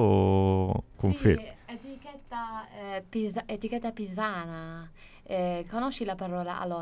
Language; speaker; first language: Italian; non-native, fluent; German